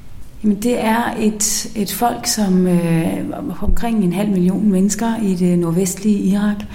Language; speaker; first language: Danish; native; Danish